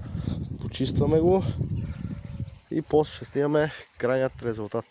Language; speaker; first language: Bulgarian; native; Bulgarian